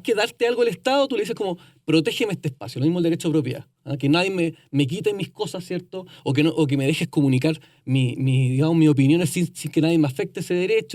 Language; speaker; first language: Spanish; native; Spanish